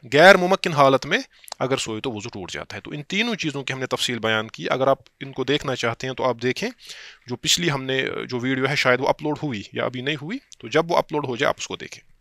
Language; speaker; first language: Urdu; non-native, local second language; Kashmiri